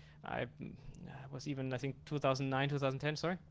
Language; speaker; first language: English; non-native, fluent; German